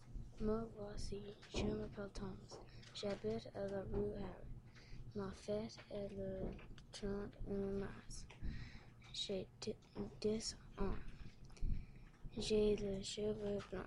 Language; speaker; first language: French; non-native, learner; English